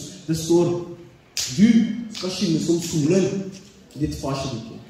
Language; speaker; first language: Norwegian; early bilingual, other home language; Oromo